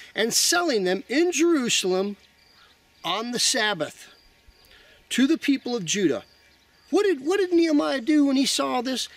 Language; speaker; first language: English; native; English